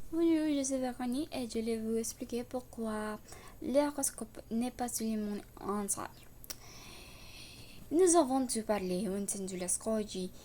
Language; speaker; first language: French; non-native, learner; Spanish